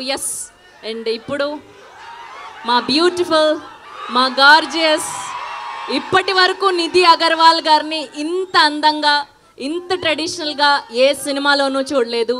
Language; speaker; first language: Telugu; native; Telugu